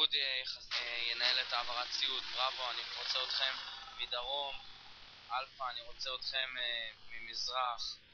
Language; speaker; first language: Hebrew; native; Hebrew